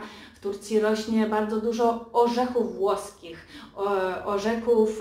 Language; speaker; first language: Polish; early bilingual, heritage; Polish